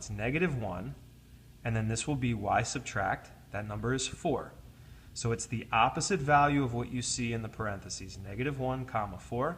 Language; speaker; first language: English; native; English